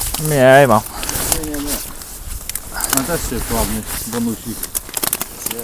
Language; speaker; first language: Polish; native; Polish